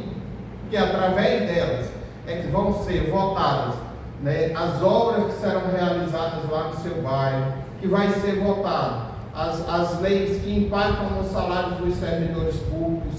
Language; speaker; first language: Portuguese; native; Portuguese